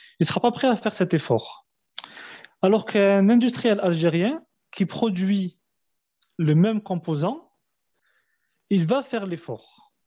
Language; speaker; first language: French; early bilingual, other home language; Arabic